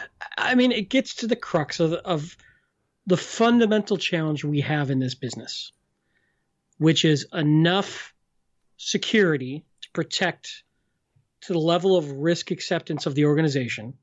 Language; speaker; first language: English; native; English